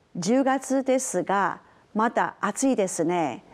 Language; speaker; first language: Japanese; non-native, fluent; Chinese